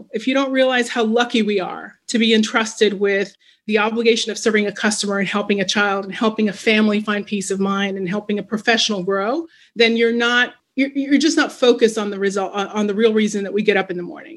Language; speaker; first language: English; non-native, fluent; Spanish